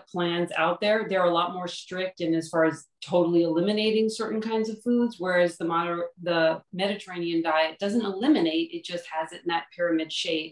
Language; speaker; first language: English; native; English